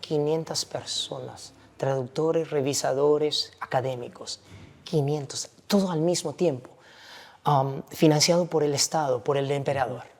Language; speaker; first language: Spanish; non-native, fluent; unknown